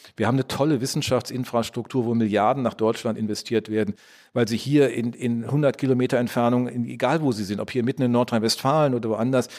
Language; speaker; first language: German; native; German